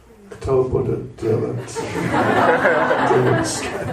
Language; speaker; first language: Russian; non-native, learner; English